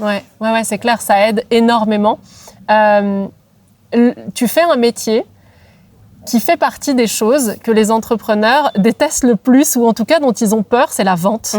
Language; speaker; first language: French; native; French